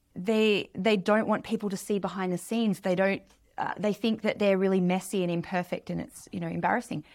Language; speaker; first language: English; native; English